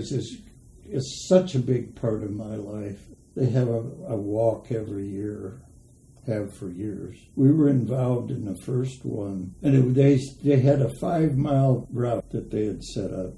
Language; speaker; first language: English; native; English